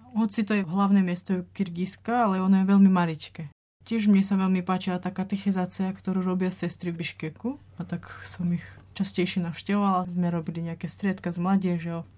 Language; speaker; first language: Slovak; non-native, fluent; Russian